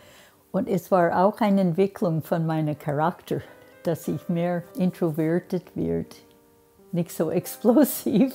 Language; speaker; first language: German; non-native, fluent; English